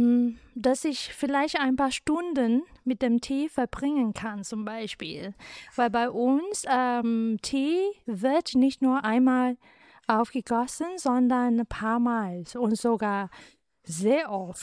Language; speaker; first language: German; non-native, fluent; Chinese